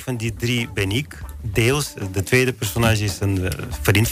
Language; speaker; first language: Dutch; non-native, fluent; Bulgarian